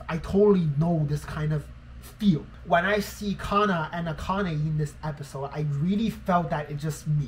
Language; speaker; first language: English; non-native, fluent; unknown